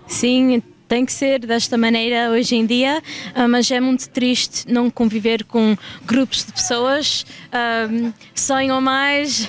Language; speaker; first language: Portuguese; early bilingual, heritage; Portuguese